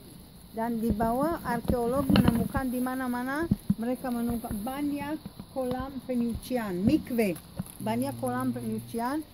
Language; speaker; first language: Indonesian; non-native, fluent; Hebrew